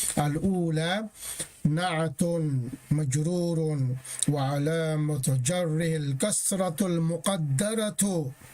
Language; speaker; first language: Arabic; non-native, fluent; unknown